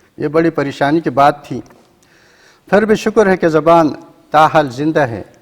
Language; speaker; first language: Urdu; non-native, local second language; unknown